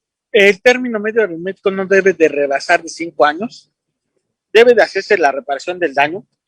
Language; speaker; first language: Spanish; native; Spanish